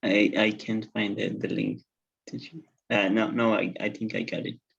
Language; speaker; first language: English; non-native, learner; Spanish